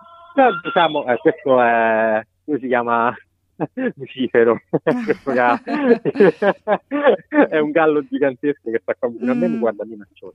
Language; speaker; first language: Italian; native; Italian